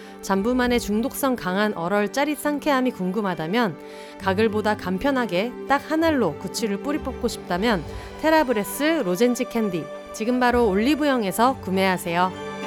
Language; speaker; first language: Korean; native; Korean